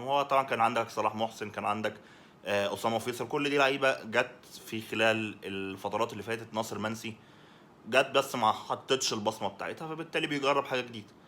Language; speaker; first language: Arabic; native; Arabic